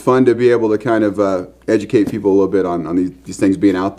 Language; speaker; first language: English; native; English